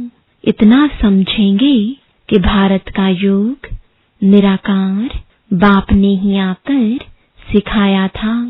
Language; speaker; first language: Hindi; native; Hindi